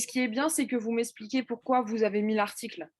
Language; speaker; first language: French; native; French